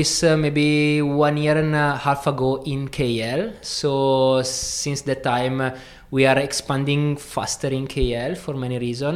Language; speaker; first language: English; non-native, fluent; Italian